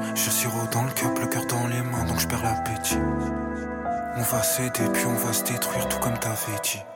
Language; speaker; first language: French; early bilingual, other home language; Romanian